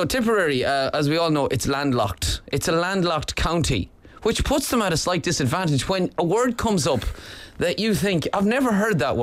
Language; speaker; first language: English; native; English